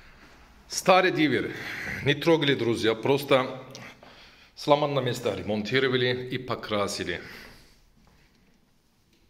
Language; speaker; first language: Russian; non-native, local second language; Turkish